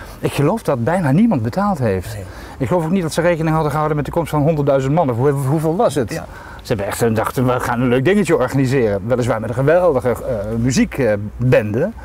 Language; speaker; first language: Dutch; native; Dutch